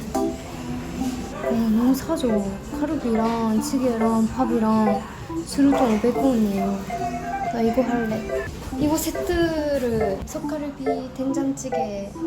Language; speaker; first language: Korean; non-native, fluent; Japanese